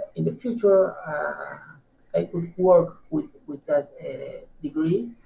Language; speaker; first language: English; non-native, learner; Spanish